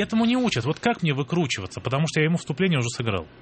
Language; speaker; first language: Russian; native; Russian